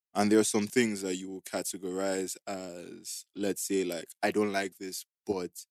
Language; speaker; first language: English; non-native, local second language; Igbo